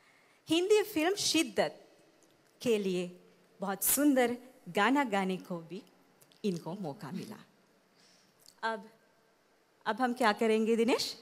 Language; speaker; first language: Hindi; non-native, fluent; Sinhala